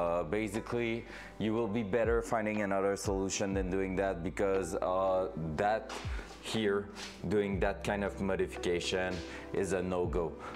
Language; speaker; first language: English; non-native, fluent; French